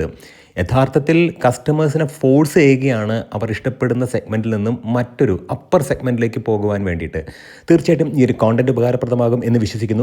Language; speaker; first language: Malayalam; native; Malayalam